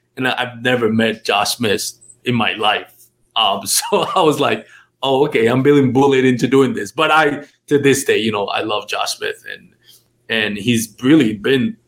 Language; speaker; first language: English; non-native, fluent; Spanish